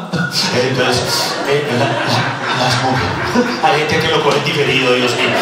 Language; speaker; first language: Spanish; native; Spanish